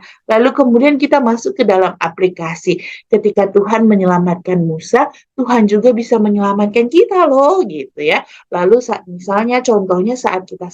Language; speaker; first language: Indonesian; native; Indonesian